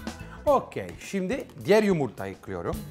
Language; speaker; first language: Turkish; non-native, fluent; Italian